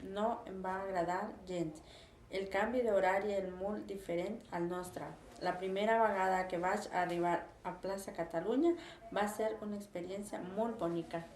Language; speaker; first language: Catalan; non-native, learner; Spanish